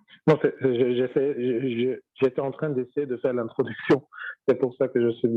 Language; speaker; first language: French; non-native, fluent; Arabic